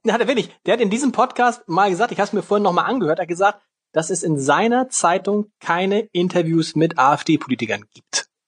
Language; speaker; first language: German; native; German